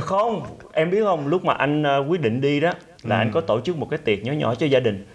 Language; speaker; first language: Vietnamese; early bilingual, heritage; Vietnamese